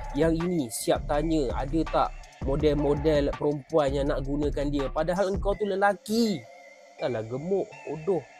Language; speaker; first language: Malay; native; Malay